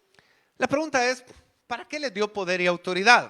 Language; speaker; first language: Spanish; native; Spanish